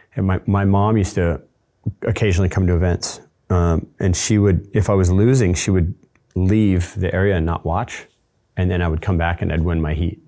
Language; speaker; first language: English; native; English